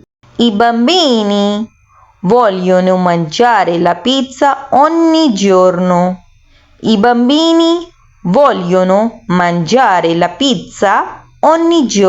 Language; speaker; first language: Italian; non-native, learner; Urdu